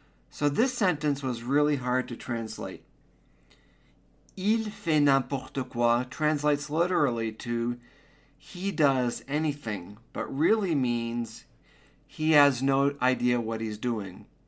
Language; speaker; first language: English; native; English